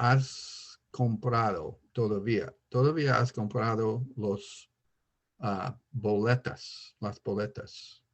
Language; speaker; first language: Spanish; non-native, learner; English